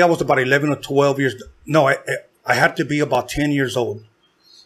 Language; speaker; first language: English; native; English